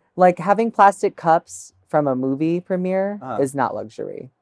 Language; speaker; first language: English; native; English